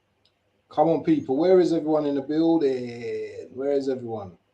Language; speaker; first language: English; native; English